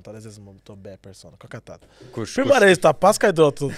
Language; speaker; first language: Latvian; non-native, learner; Portuguese